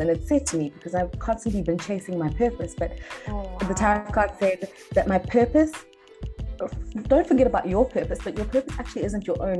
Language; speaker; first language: English; non-native, local second language; Xhosa